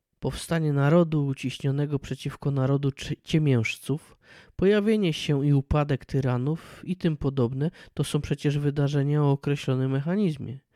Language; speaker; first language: Polish; native; Polish